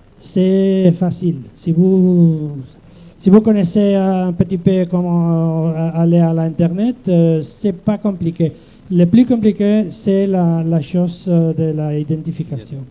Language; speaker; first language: French; non-native, learner; Spanish